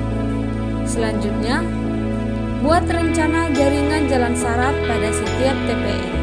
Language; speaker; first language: Indonesian; native; Indonesian